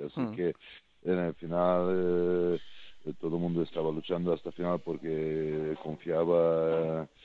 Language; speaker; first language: Spanish; non-native, fluent; Serbian